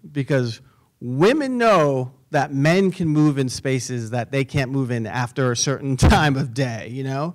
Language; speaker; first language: English; native; English